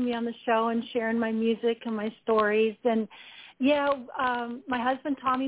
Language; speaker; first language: English; native; English